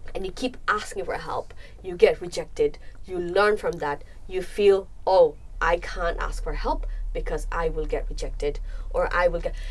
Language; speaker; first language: English; non-native, local second language; Nepali